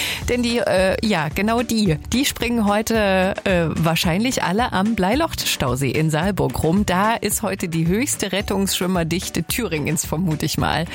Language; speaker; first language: German; native; German